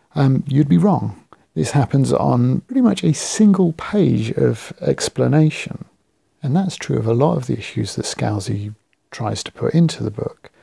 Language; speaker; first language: English; native; English